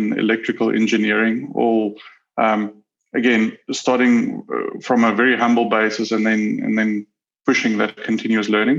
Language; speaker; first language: English; non-native, local second language; Afrikaans